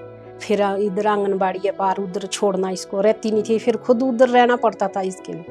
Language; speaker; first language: Hindi; non-native, local second language; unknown